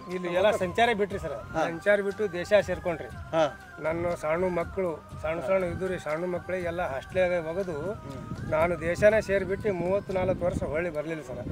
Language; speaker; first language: Kannada; non-native, local second language; Lambadi